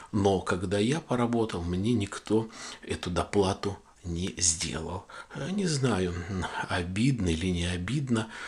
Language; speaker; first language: Russian; native; Russian